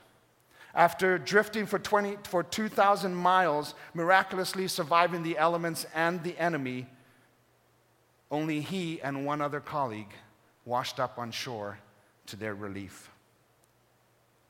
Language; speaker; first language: English; native; English